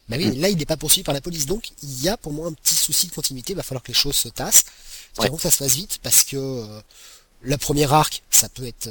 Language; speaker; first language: French; native; French